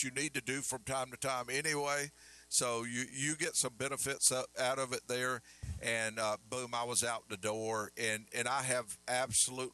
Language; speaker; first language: English; native; English